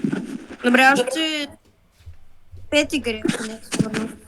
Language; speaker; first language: Bulgarian; native; Bulgarian